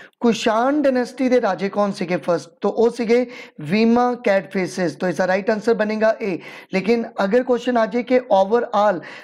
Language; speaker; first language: Hindi; non-native, local second language; Punjabi